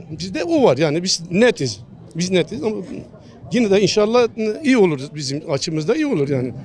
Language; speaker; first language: Turkish; non-native, local second language; Kurdish